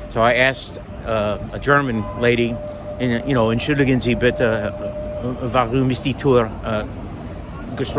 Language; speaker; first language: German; non-native, learner; English